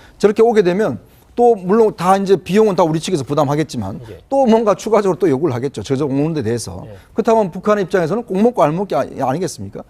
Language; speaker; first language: Korean; native; Korean